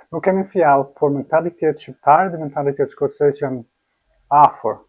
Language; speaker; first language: Albanian; non-native, learner; English